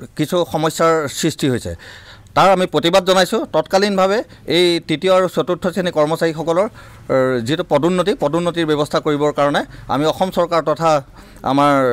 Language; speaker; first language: Assamese; native; Assamese